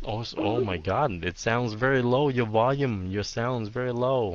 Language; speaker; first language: English; early bilingual, heritage; Vietnamese